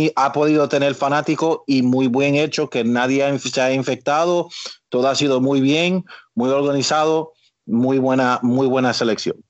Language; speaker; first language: Spanish; native; Spanish